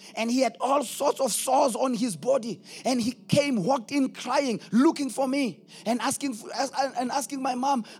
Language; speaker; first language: English; non-native, local second language; Zulu